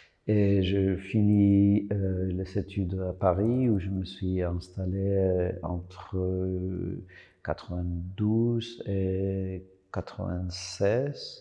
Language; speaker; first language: French; non-native, fluent; Spanish